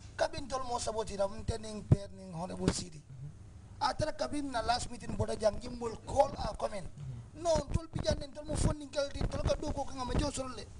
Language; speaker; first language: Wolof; non-native, local second language; Fula